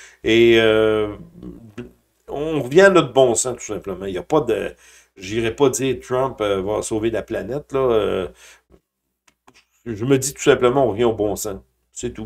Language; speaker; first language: French; native; French